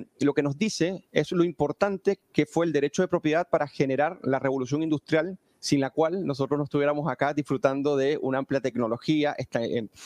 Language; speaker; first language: Spanish; native; Spanish